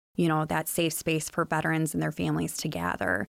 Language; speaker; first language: English; native; English